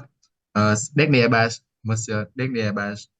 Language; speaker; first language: French; non-native, learner; Vietnamese